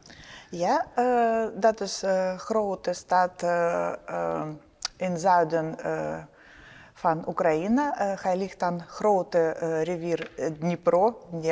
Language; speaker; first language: Dutch; non-native, learner; Ukrainian